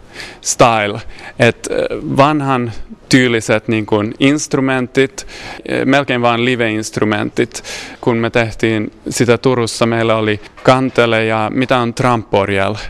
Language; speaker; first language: Finnish; non-native, fluent; Swedish